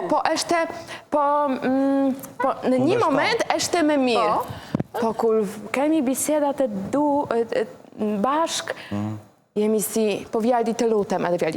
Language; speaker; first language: Albanian; non-native, learner; Polish